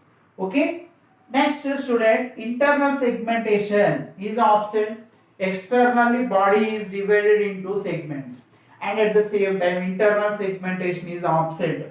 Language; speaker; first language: English; non-native, local second language; Telugu